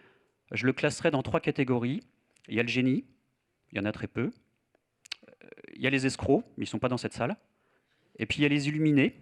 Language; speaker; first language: French; native; French